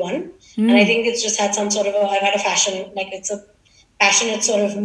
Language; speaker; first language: English; non-native, local second language; Gujarati